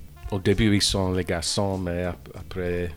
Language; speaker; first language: French; non-native, fluent; English